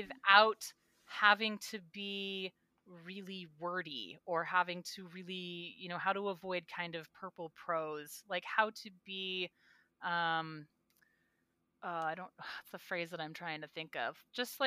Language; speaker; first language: English; native; English